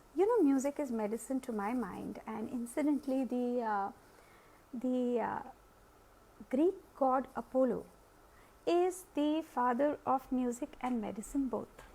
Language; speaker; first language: English; non-native, local second language; Hindi